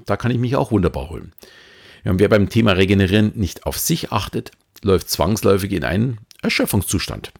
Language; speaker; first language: German; native; German